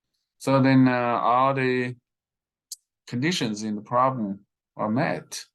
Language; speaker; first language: English; non-native, fluent; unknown